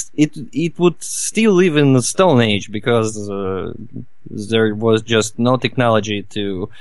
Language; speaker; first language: English; non-native, fluent; Russian